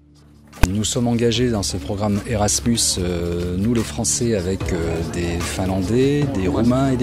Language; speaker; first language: French; native; French